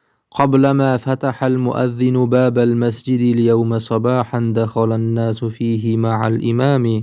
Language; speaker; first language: Arabic; non-native, fluent; Uzbek